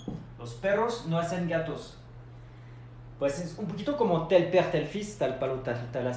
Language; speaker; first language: Spanish; non-native, fluent; French